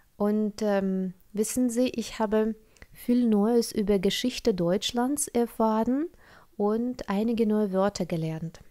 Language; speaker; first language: German; non-native, fluent; Russian